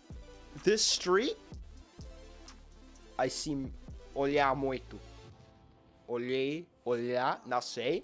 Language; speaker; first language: Portuguese; non-native, learner; English